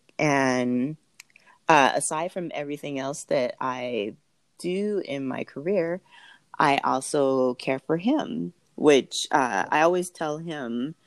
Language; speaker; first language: English; native; English